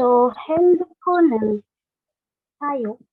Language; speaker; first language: Korean; non-native, learner; Indonesian